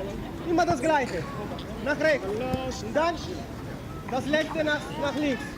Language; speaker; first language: German; non-native, learner; Italian